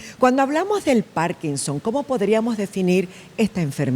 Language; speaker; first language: Spanish; native; Spanish